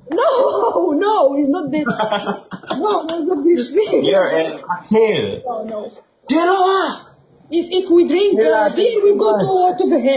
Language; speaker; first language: English; non-native, learner; Arabic